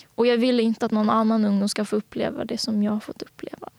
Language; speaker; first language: Swedish; early bilingual, other home language; Bangla